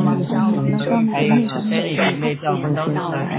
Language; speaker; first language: Chinese; native; Chinese